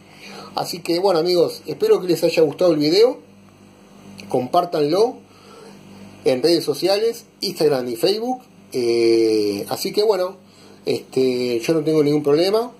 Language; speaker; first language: Spanish; native; Spanish